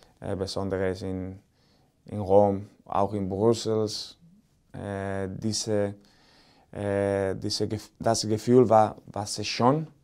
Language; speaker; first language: German; non-native, learner; Spanish